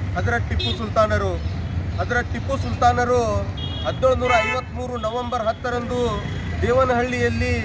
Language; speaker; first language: Kannada; non-native, local second language; Urdu